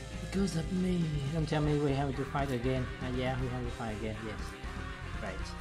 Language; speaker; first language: English; non-native, fluent; Vietnamese